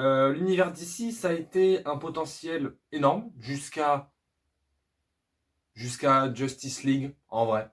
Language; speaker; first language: French; native; French